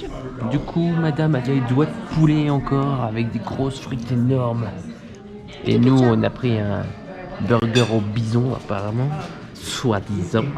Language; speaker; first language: French; native; French